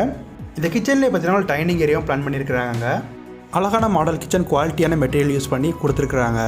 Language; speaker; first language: Tamil; native; Tamil